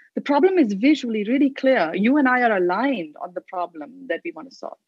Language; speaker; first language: English; non-native, local second language; Hindi